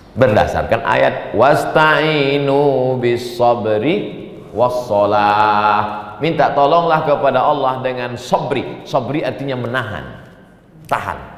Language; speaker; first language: Indonesian; native; Indonesian